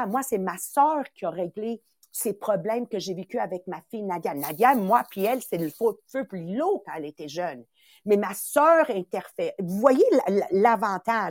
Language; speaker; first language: French; native; French